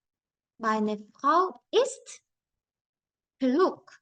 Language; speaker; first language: German; non-native, fluent; Korean